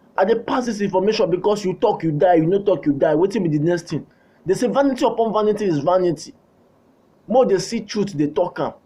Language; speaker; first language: Nigerian Pidgin; non-native, local second language; Yoruba